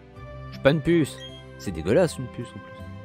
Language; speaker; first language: French; native; French